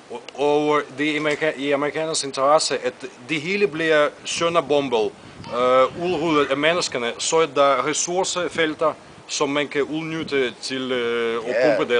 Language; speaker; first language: Danish; non-native, fluent; Russian